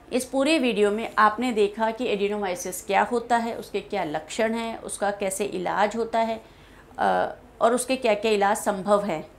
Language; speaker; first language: Hindi; native; Hindi